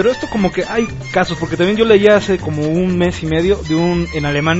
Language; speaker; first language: Spanish; native; Spanish